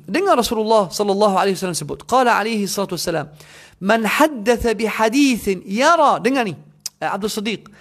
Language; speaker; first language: Malay; non-native, fluent; Arabic